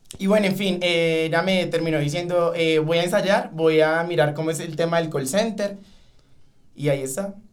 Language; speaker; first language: Spanish; native; Spanish